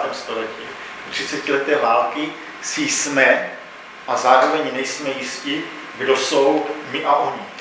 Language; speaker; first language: Czech; native; Czech